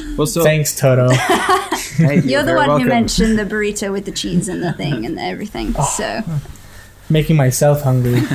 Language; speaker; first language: English; non-native, fluent; Swedish